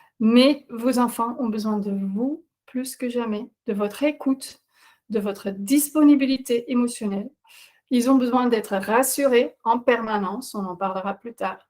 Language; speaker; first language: French; non-native, fluent; Dutch